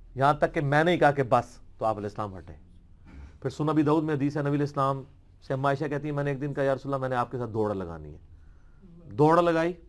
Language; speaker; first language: Urdu; non-native, local second language; Punjabi